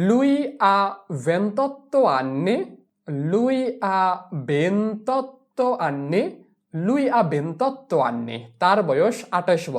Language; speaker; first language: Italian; non-native, fluent; Bangla